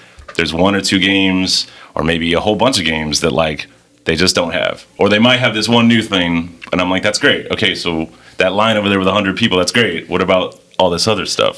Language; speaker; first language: English; native; English